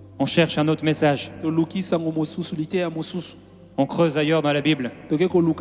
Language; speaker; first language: French; native; French